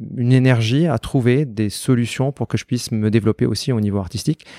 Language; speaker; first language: French; non-native, fluent; Arabic